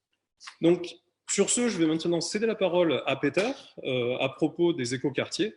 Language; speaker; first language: French; native; French